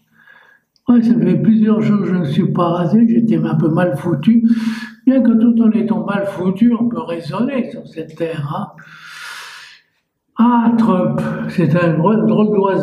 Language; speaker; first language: French; native; French